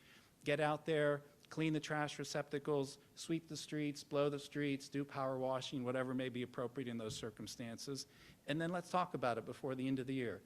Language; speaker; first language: English; native; English